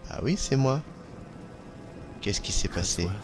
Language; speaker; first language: French; native; French